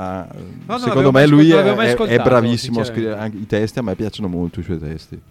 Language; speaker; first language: Italian; native; Italian